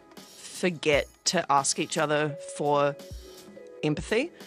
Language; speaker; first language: English; native; English